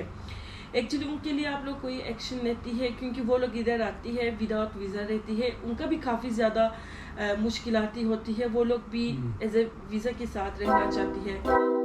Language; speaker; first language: Hindi; non-native, learner; Turkish